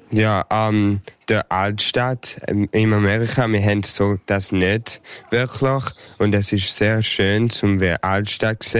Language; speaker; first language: German; early bilingual, heritage; English